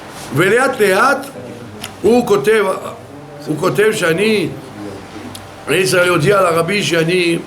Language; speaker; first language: Hebrew; non-native, fluent; French